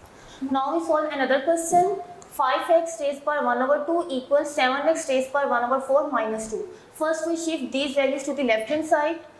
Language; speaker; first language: English; non-native, local second language; Urdu